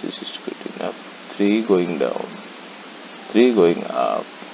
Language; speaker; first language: English; non-native, learner; Indonesian